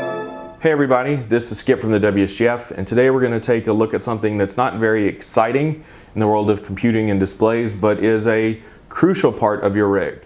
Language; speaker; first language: English; native; English